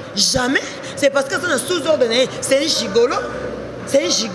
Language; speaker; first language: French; non-native, local second language; Lingala